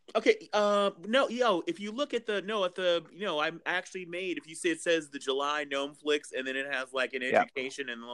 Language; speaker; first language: English; native; English